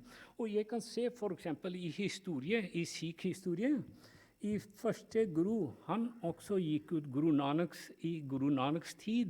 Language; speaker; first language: Norwegian; non-native, fluent; Punjabi